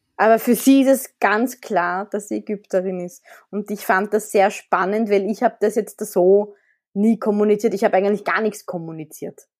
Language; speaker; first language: German; early bilingual, other home language; Arabic